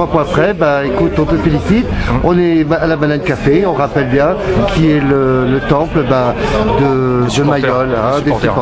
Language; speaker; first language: French; native; French